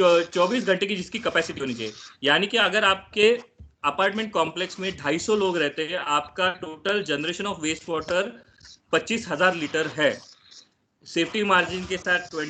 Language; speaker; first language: Hindi; non-native, local second language; Marathi